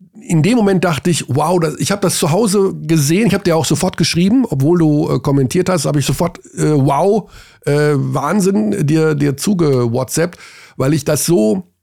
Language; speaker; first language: German; native; German